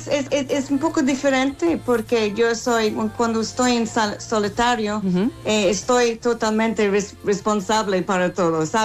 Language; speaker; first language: Spanish; non-native, fluent; English